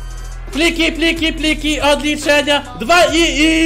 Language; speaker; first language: Polish; native; Polish